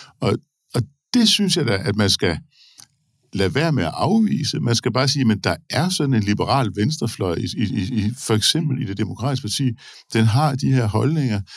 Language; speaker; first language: Danish; native; Danish